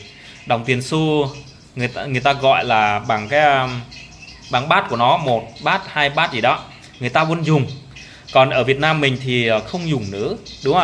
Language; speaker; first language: Vietnamese; non-native, local second language; Jarai